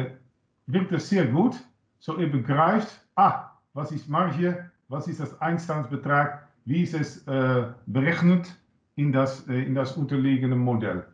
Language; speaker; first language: German; non-native, learner; Dutch